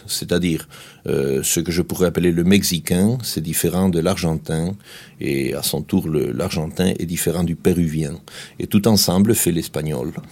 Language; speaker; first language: French; non-native, fluent; Spanish